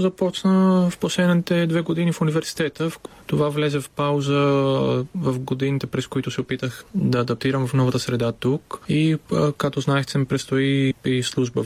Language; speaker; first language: Bulgarian; non-native, fluent; Greek